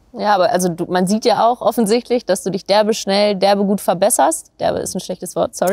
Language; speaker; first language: German; native; German